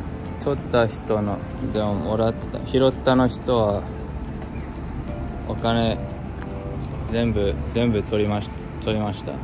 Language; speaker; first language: Japanese; non-native, learner; English